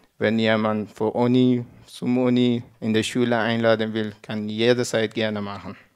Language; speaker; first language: German; non-native, learner; Persian